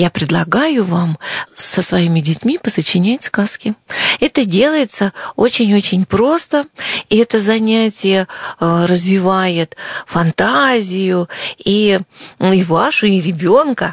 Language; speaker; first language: Russian; native; Russian